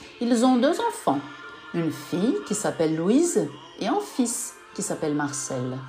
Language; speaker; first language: French; non-native, learner; Portuguese